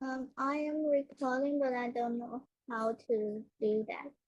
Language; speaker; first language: English; non-native, learner; Chinese